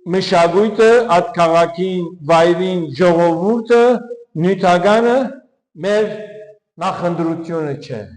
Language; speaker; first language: Armenian; early bilingual, heritage; Armenian